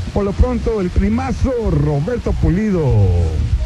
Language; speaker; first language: English; early bilingual, other home language; Spanish